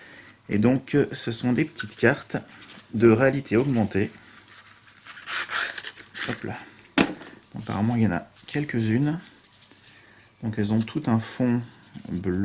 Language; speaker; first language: French; native; French